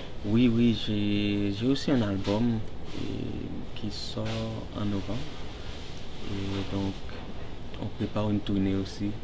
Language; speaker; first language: French; non-native, local second language; Haitian Creole